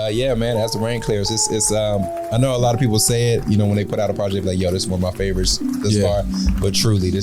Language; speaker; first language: English; native; English